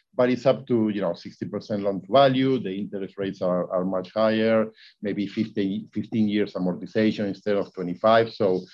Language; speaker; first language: English; non-native, fluent; Spanish